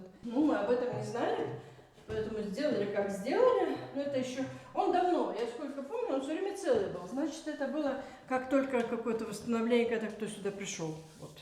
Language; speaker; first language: Russian; native; Russian